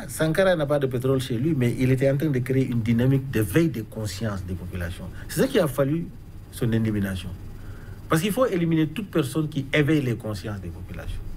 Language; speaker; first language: French; non-native, local second language; Wolof